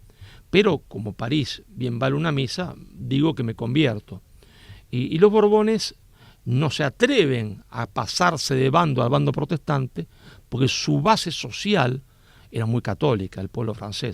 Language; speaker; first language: Spanish; native; Spanish